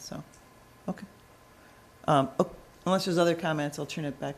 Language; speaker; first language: English; native; English